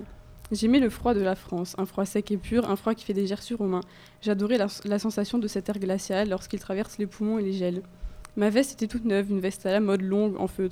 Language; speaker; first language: French; native; French